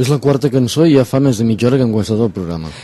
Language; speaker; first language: Catalan; native; Catalan